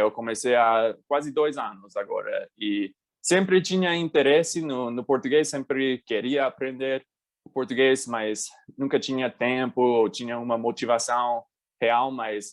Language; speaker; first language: Portuguese; non-native, fluent; English